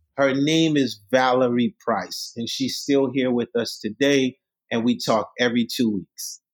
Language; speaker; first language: English; early bilingual, other home language; Haitian Creole